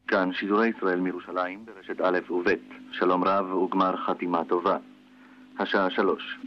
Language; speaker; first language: Hebrew; early bilingual, other home language; Polish